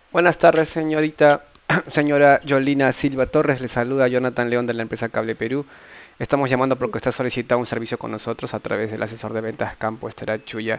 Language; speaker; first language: Spanish; native; Spanish